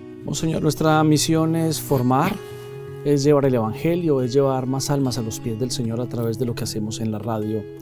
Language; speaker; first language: Spanish; native; Spanish